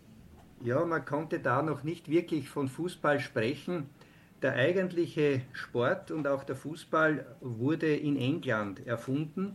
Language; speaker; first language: German; native; German